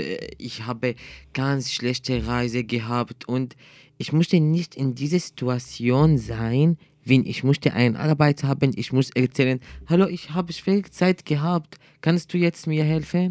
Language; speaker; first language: German; non-native, learner; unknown